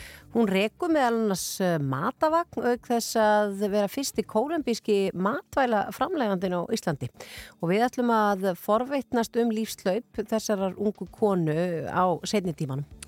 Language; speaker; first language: Icelandic; native; Icelandic